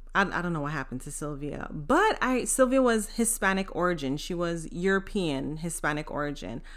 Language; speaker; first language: English; native; English